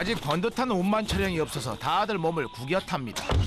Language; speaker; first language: Korean; native; Korean